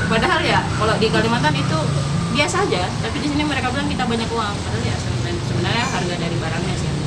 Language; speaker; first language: Indonesian; native; Indonesian